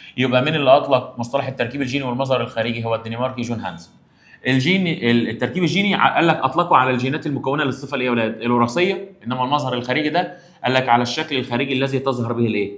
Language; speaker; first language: Egyptian Arabic; native; Egyptian Arabic